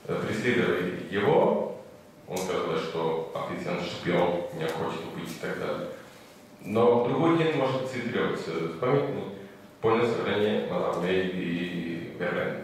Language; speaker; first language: Russian; non-native, fluent; Spanish